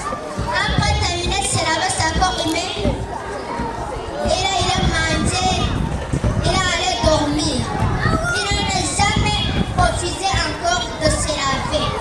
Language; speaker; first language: French; non-native, learner; Kinyarwanda